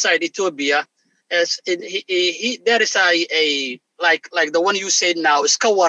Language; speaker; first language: English; non-native, fluent; Somali